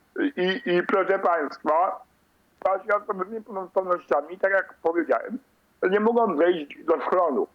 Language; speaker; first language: Polish; non-native, fluent; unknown